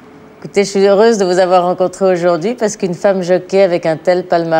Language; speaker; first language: French; native; French